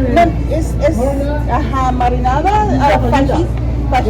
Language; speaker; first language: Spanish; non-native, learner; English